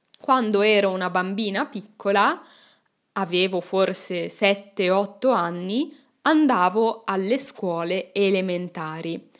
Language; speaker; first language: Italian; native; Italian